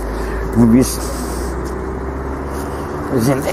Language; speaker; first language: German; non-native, fluent; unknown